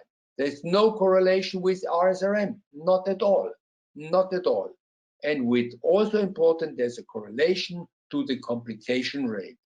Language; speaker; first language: English; non-native, fluent; German